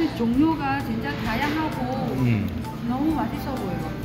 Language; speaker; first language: Korean; non-native, learner; Vietnamese